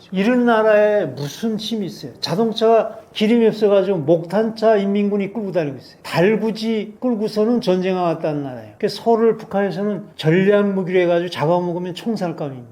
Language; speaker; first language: Korean; native; Korean